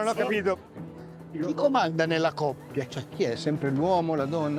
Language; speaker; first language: Italian; native; Italian